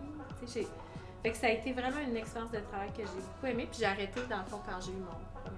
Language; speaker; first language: French; native; French